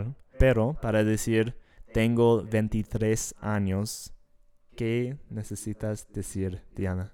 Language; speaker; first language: Spanish; non-native, fluent; English